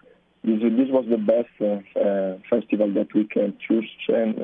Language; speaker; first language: English; non-native, learner; Italian